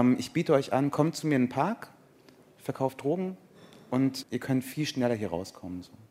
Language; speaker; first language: German; early bilingual, other home language; Persian